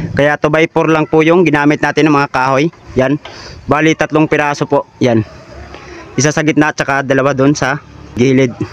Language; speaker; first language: Filipino; non-native, local second language; Cebuano